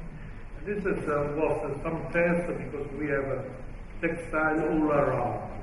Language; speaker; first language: English; non-native, fluent; Italian